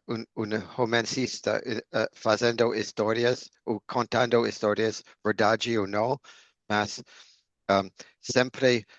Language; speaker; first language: Portuguese; non-native, learner; English